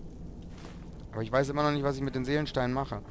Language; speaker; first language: German; native; German